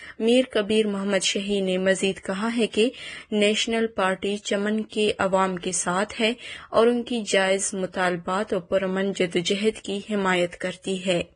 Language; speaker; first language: Urdu; non-native, local second language; Baluchi